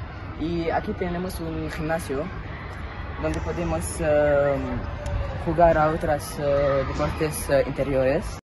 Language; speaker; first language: Spanish; non-native, learner; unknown